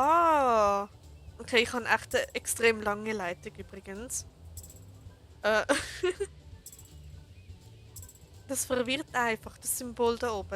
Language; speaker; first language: German; native; German